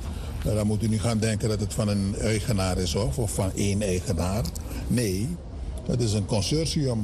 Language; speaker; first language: Dutch; native; Dutch